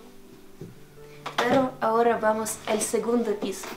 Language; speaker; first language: Spanish; non-native, fluent; Ukrainian